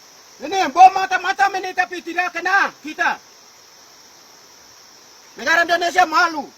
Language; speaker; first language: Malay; non-native, local second language; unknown